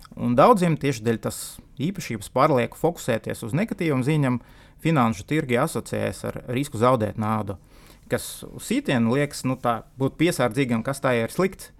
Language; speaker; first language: Latvian; non-native, local second language; Russian